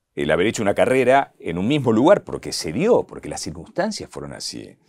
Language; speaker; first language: Spanish; native; Spanish